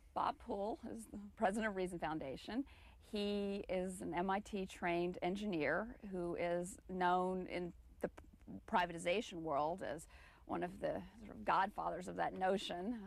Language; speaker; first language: English; native; English